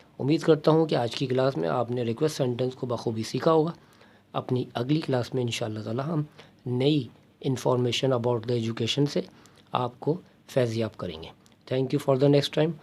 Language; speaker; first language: Urdu; native; Urdu